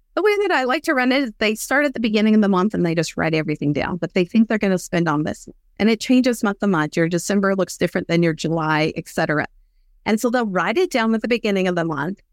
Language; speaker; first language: English; native; English